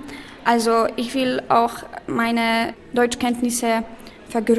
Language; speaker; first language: German; non-native, learner; Polish